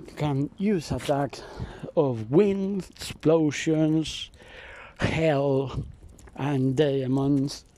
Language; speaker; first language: English; non-native, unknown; Spanish